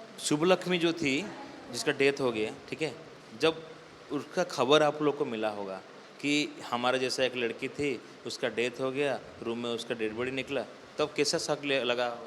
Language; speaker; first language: Hindi; non-native, local second language; Odia